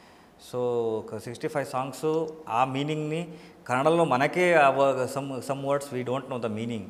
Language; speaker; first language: Telugu; non-native, learner; Kannada